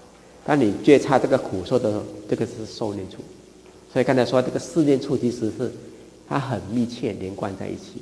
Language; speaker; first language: Chinese; native; Chinese